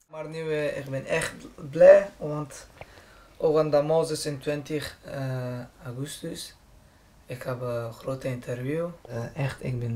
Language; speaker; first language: Dutch; non-native, learner; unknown